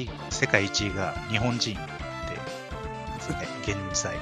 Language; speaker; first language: Japanese; native; Japanese